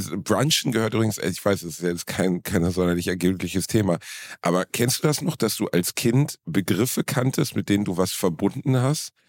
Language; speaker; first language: German; native; German